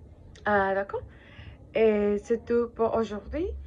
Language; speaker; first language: French; non-native, learner; Spanish